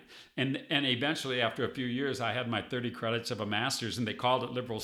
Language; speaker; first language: English; native; English